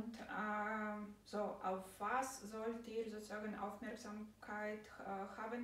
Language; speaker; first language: German; non-native, fluent; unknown